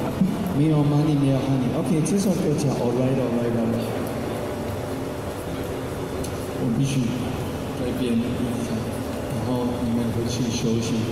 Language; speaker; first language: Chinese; non-native, fluent; English